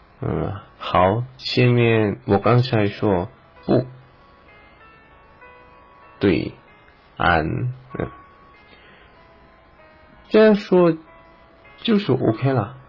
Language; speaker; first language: Chinese; non-native, learner; Korean